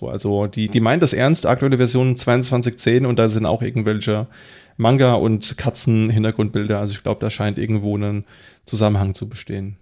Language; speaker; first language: German; native; German